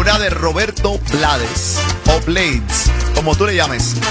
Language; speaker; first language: Spanish; early bilingual, heritage; Spanish